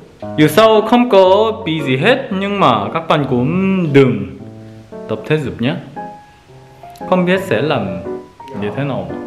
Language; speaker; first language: Vietnamese; non-native, learner; Korean